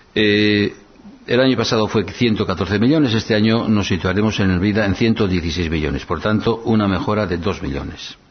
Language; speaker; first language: Spanish; non-native, local second language; Basque